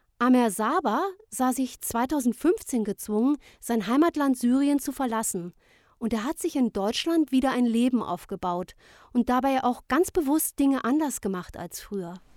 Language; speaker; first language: German; native; German